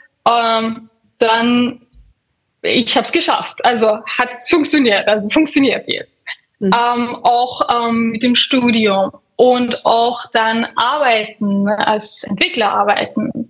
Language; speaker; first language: German; non-native, fluent; Persian